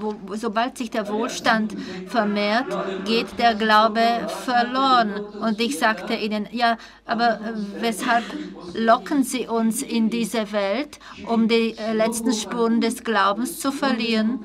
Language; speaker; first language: German; non-native, fluent; Czech